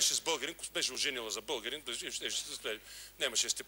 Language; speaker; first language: Bulgarian; native; Bulgarian